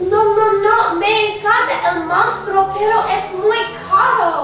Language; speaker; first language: Spanish; non-native, learner; English